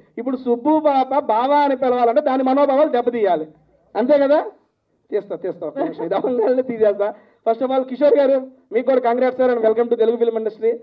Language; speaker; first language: Telugu; native; Telugu